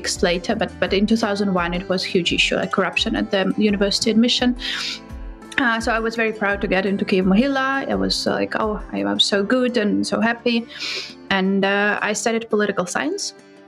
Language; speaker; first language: English; non-native, fluent; Ukrainian